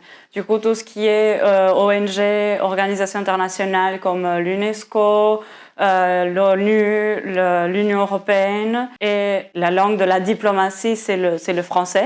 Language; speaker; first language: French; non-native, fluent; Portuguese